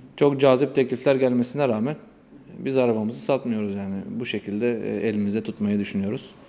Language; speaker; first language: Turkish; native; Turkish